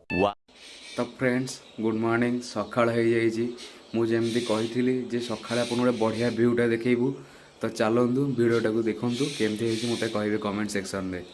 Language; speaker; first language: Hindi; non-native, local second language; Odia